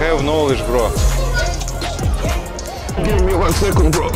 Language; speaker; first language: English; non-native, learner; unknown